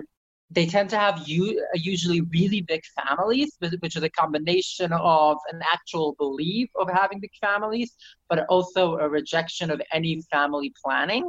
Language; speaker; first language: English; early bilingual, other home language; Yiddish